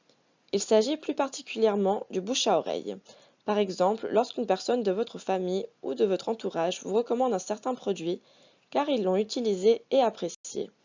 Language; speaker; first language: French; native; French